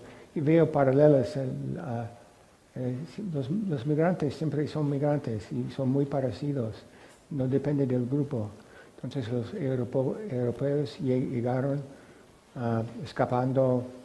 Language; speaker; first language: Spanish; non-native, fluent; English